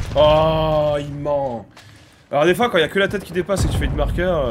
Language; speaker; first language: French; native; French